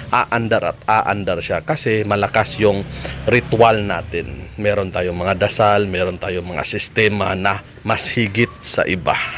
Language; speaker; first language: Filipino; native; Filipino